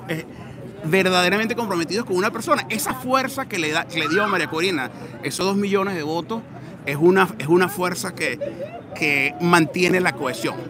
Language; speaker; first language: Spanish; native; Spanish